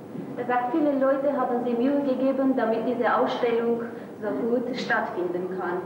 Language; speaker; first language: German; non-native, learner; Russian